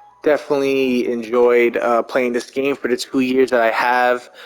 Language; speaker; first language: English; native; English